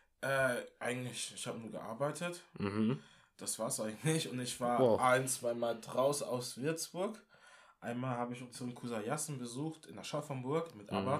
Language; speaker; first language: German; non-native, local second language; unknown